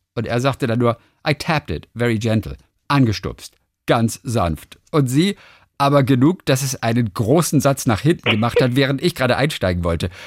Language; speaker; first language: German; native; German